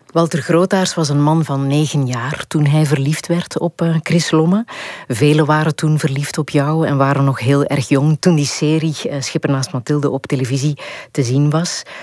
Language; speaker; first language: Dutch; native; Dutch